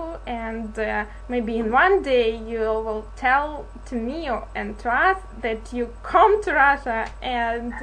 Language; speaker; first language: English; non-native, learner; Russian